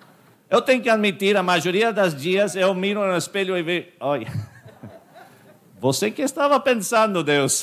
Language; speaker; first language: Portuguese; non-native, fluent; English